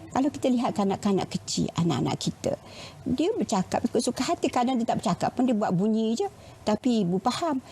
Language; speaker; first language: Malay; native; Malay